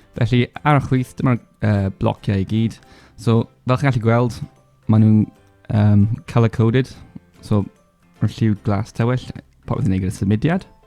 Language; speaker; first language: Welsh; non-native, local second language; English